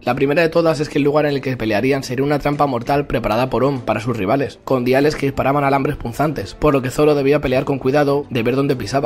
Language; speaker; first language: Spanish; native; Spanish